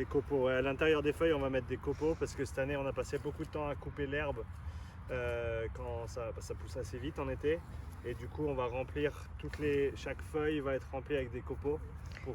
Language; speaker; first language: French; native; French